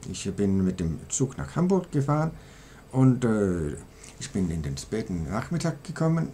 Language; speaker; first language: German; non-native, learner; Danish